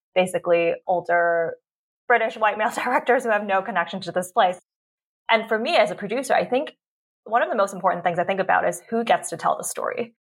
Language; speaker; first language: English; early bilingual, other home language; Cantonese